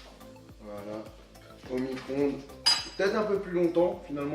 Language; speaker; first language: French; native; French